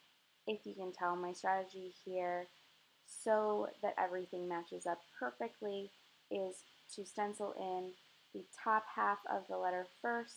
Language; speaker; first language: English; native; English